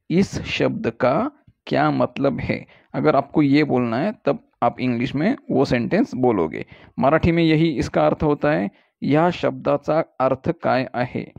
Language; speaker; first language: Hindi; native; Hindi